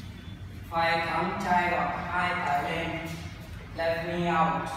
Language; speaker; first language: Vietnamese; non-native, learner; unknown